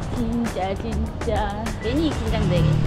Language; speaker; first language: Korean; native; Korean